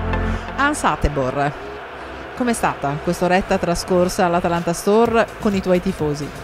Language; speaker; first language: Italian; native; Italian